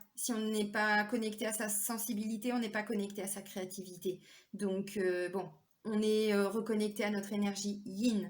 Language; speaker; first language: French; native; French